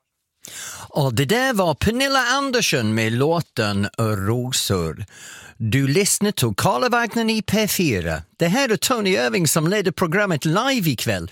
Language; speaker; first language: Swedish; non-native, fluent; English